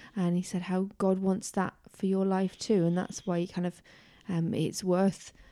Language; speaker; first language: English; native; English